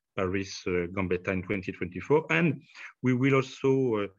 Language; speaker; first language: English; non-native, fluent; French